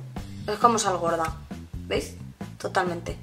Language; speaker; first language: Spanish; native; Spanish